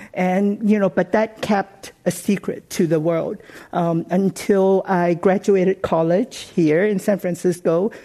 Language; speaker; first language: English; non-native, local second language; Cantonese